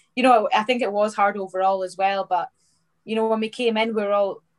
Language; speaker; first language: English; native; English